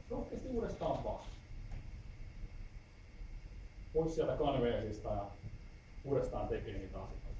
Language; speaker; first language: Finnish; native; Finnish